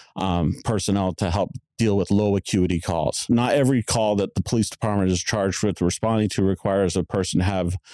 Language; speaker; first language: English; native; English